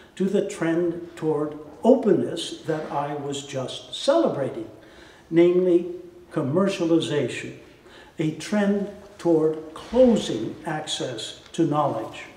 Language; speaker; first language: English; native; English